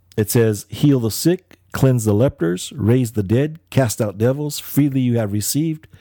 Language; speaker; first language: English; early bilingual, other home language; Filipino